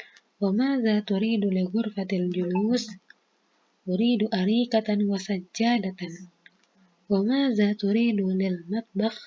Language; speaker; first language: Arabic; non-native, fluent; Indonesian